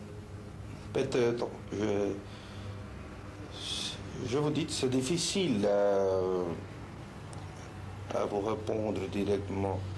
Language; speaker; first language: French; non-native, fluent; Spanish